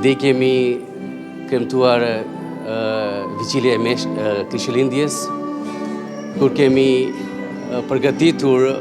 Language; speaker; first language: Albanian; non-native, fluent; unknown